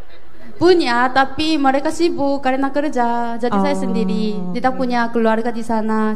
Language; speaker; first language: Indonesian; non-native, fluent; Korean